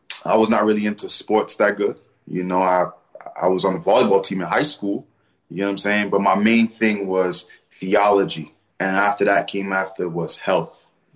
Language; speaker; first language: English; native; English